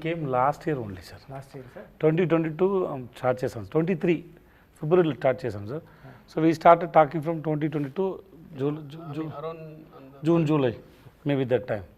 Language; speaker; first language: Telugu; non-native, learner; Tamil